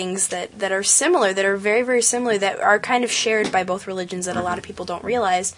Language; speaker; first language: English; native; English